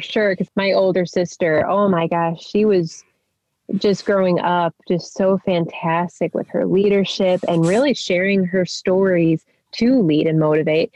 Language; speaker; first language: English; native; English